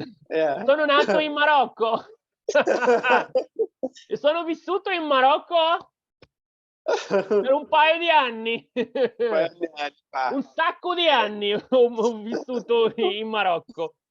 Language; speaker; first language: Italian; non-native, learner; Arabic